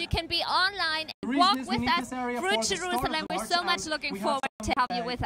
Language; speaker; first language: English; non-native, fluent; German